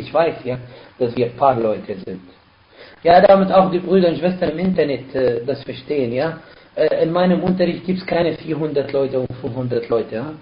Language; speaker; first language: German; non-native, fluent; Arabic